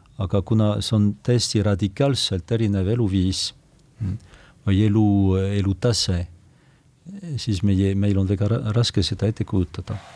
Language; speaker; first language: Estonian; non-native, fluent; French